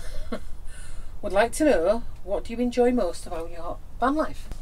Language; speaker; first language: English; native; English